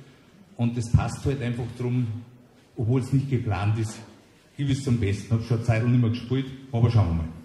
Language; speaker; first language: German; native; German